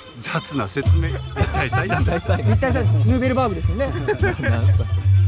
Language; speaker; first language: Japanese; native; Japanese